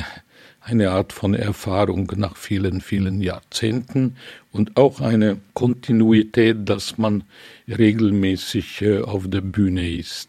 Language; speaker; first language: German; non-native, fluent; Hungarian